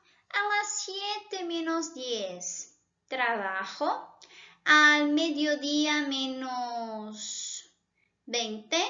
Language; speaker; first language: Spanish; non-native, fluent; Portuguese